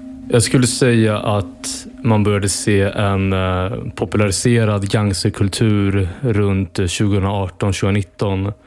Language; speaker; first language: Swedish; native; Swedish